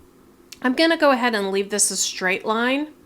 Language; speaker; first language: English; native; English